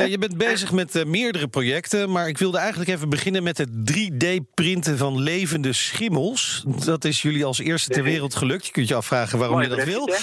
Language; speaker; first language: Dutch; native; Dutch